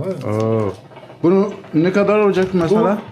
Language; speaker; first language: Turkish; non-native, learner; Arabic